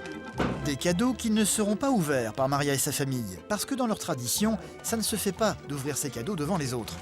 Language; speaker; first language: French; native; French